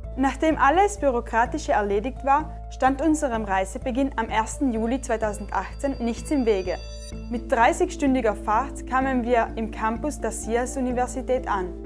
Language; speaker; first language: German; native; German